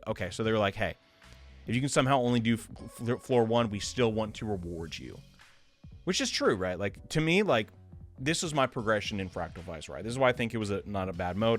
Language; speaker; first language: English; native; English